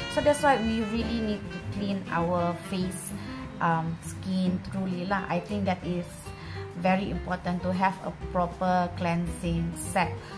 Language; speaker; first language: English; non-native, local second language; Malay